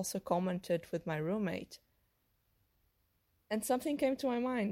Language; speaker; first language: English; non-native, fluent; Portuguese